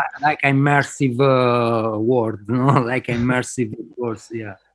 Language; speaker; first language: English; non-native, fluent; Spanish